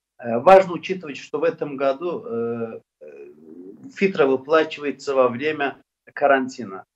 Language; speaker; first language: Russian; non-native, local second language; Azerbaijani